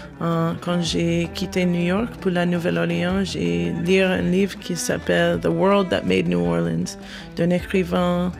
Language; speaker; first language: French; non-native, learner; English